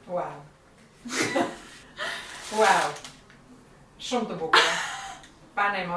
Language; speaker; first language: Albanian; native; Albanian